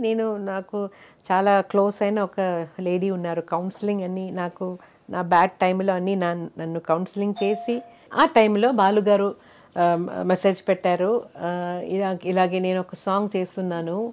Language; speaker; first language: Telugu; non-native, local second language; Malayalam